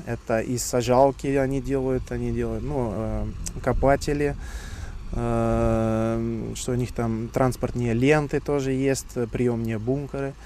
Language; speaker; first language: Russian; non-native, fluent; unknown